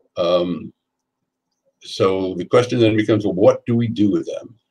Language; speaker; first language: English; native; English